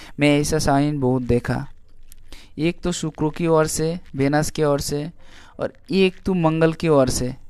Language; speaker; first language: Hindi; non-native, local second language; Bangla